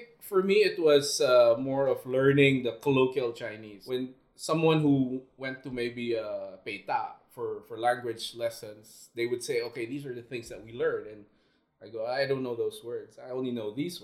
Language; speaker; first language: English; non-native, local second language; Filipino